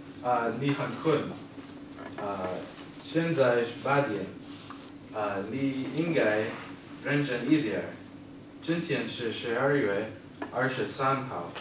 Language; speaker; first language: Chinese; non-native, learner; English